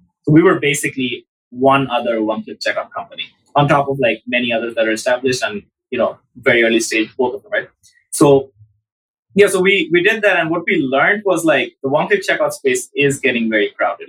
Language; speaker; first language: English; non-native, local second language; Bangla